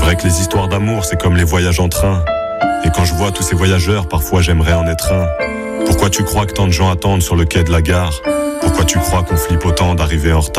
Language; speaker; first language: French; native; French